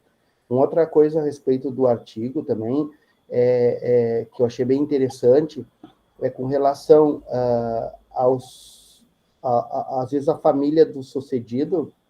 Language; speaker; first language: Portuguese; native; Portuguese